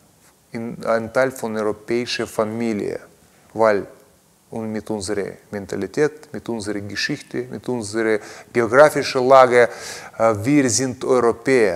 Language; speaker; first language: German; non-native, learner; Russian